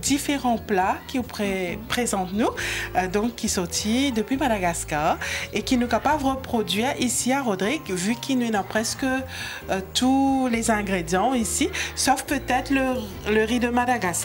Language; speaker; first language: French; non-native, local second language; Morisyen